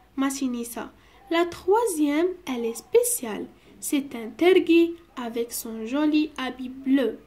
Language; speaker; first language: French; non-native, local second language; Arabic